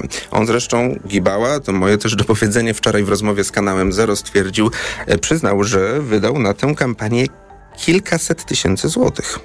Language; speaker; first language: Polish; native; Polish